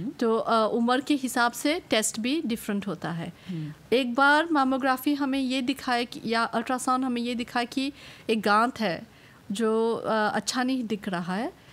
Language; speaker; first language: Hindi; non-native, local second language; Morisyen